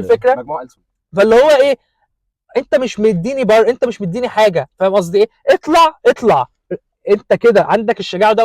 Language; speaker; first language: Arabic; native; Arabic